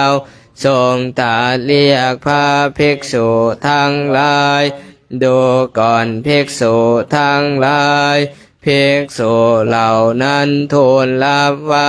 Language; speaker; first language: Thai; native; Thai